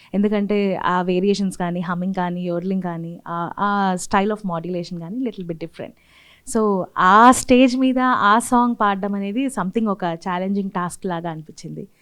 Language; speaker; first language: Telugu; native; Telugu